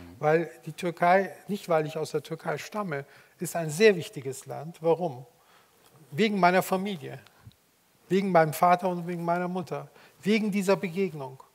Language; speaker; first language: German; early bilingual, other home language; Turkish